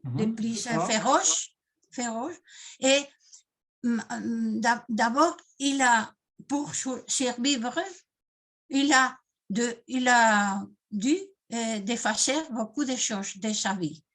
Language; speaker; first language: French; non-native, fluent; Spanish